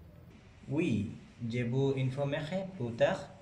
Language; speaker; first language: French; non-native, learner; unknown